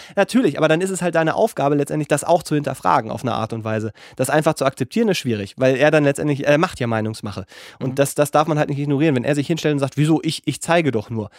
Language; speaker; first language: German; native; German